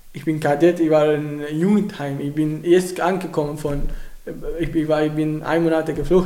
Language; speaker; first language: German; non-native, learner; Arabic